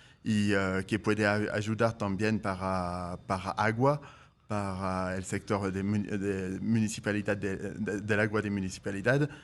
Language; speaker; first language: Spanish; non-native, fluent; French